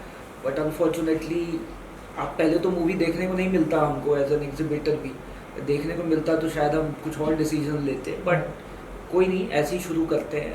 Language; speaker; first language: Hindi; native; Hindi